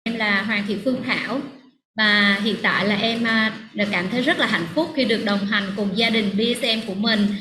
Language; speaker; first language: Vietnamese; native; Vietnamese